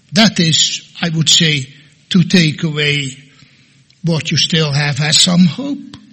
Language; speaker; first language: English; non-native, fluent; Dutch